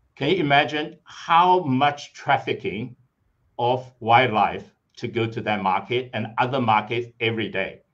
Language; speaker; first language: English; non-native, fluent; Chinese